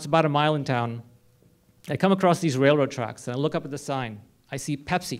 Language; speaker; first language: English; non-native, local second language; Hindi